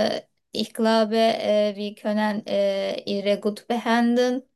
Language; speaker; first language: German; non-native, learner; Turkish